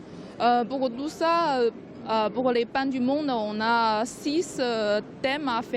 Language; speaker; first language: French; non-native, learner; Chinese